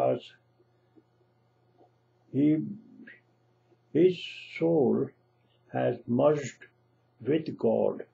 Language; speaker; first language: English; non-native, local second language; Punjabi